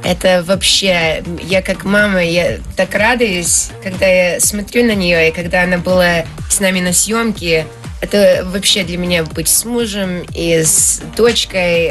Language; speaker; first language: Russian; early bilingual, heritage; Russian